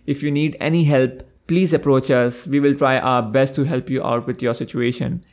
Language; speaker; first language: English; non-native, local second language; Hindi